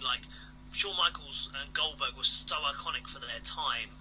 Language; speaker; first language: English; native; English